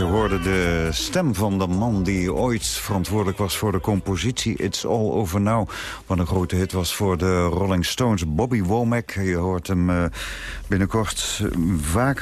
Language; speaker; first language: Dutch; native; Dutch